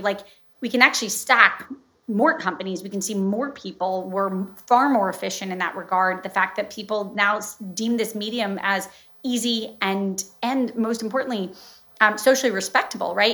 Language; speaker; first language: English; native; English